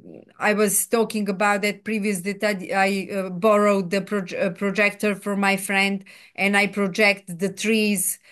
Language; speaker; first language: English; non-native, fluent; Serbian